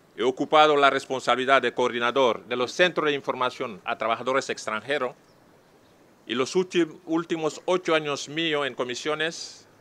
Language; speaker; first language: Spanish; non-native, fluent; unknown